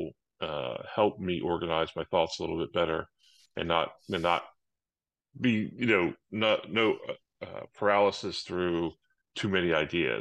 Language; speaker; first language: English; native; English